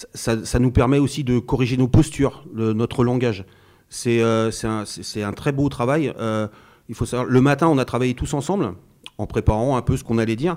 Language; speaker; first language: French; native; French